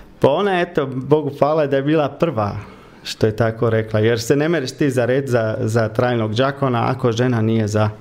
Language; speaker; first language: Croatian; early bilingual, heritage; Croatian